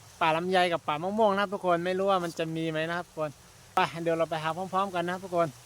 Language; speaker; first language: Thai; non-native, local second language; Shan